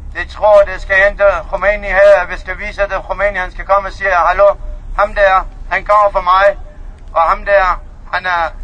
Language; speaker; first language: Danish; non-native, learner; Central Kurdish